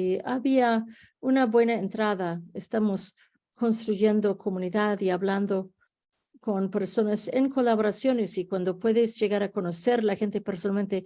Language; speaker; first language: Spanish; early bilingual, heritage; Spanish